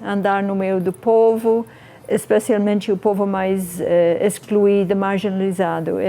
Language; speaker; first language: Portuguese; non-native, fluent; English